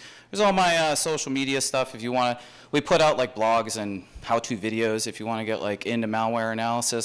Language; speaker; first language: English; native; English